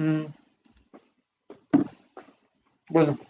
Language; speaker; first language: Spanish; early bilingual, heritage; Spanish